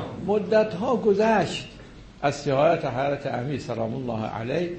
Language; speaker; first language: Persian; native; Persian